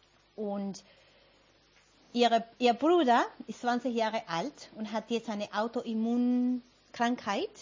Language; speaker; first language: German; non-native, fluent; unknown